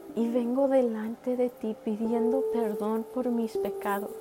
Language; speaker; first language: Spanish; early bilingual, heritage; Spanish